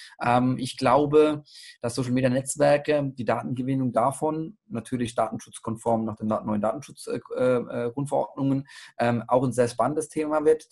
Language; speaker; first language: German; native; German